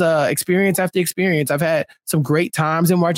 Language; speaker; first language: English; native; English